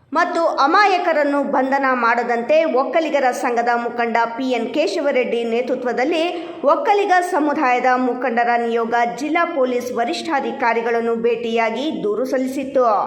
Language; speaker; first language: Kannada; native; Kannada